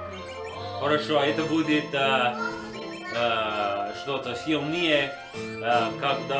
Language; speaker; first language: Russian; non-native, learner; English